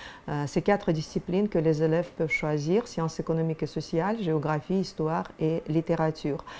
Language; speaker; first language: French; non-native, fluent; Russian